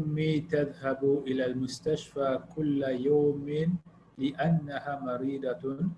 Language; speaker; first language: Arabic; non-native, learner; English